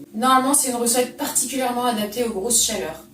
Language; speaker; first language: French; native; French